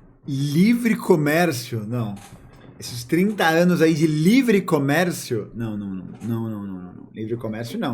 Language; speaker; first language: Portuguese; native; Portuguese